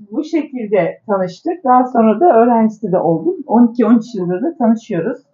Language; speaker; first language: Turkish; native; Turkish